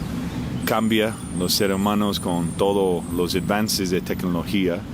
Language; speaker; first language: Spanish; non-native, fluent; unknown